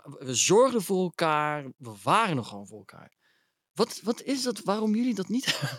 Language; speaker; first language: Dutch; early bilingual, other home language; Arabic